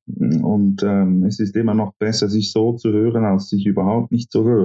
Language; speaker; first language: German; native; German